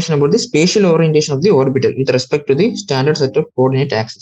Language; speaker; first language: English; non-native, local second language; Malayalam